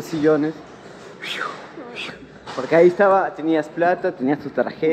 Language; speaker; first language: Spanish; native; Spanish